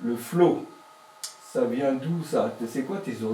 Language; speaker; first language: French; native; French